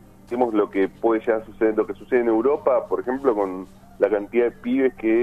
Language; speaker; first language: Spanish; native; Spanish